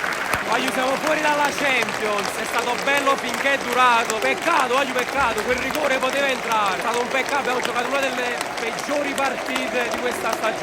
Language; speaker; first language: Italian; native; Italian